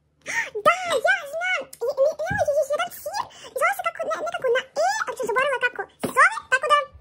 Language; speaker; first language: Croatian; non-native, fluent; Russian